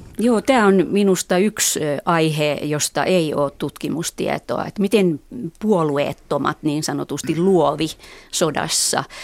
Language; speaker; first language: Finnish; native; Finnish